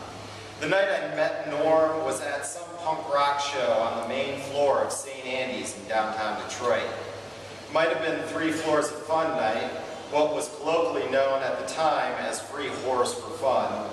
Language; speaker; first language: English; native; English